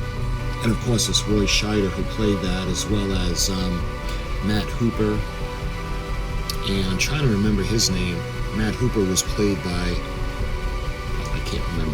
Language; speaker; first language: English; native; English